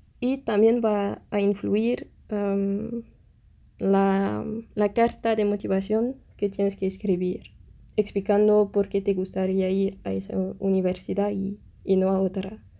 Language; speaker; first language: Spanish; non-native, fluent; French